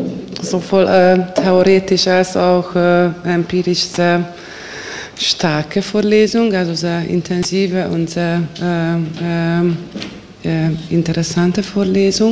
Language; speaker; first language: German; non-native, fluent; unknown